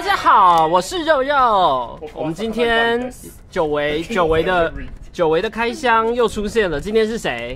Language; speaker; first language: Chinese; native; Chinese